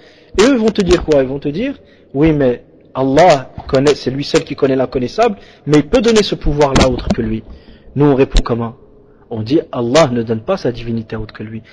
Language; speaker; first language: French; native; French